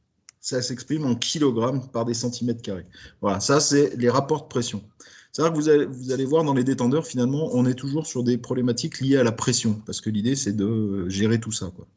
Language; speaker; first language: French; native; French